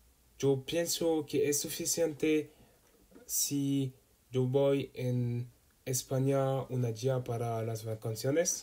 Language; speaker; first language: Spanish; non-native, learner; French